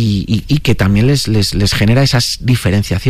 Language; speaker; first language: Spanish; native; Spanish